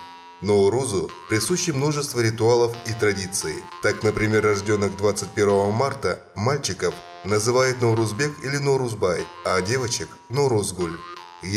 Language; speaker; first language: Russian; non-native, local second language; Kyrgyz